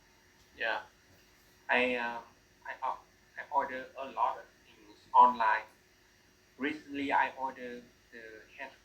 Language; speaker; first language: English; non-native, learner; Vietnamese